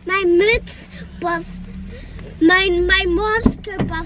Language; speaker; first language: Dutch; early bilingual, other home language; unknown